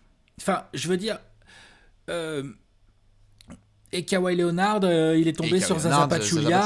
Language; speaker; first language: French; native; French